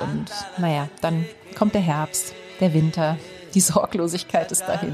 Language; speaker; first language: German; native; German